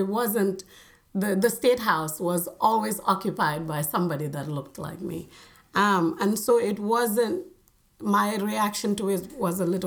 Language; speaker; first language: English; non-native, local second language; Wolof